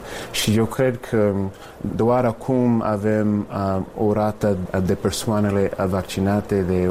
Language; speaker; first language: Romanian; non-native, fluent; English